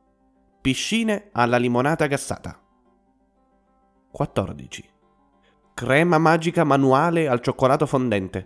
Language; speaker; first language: Italian; native; Italian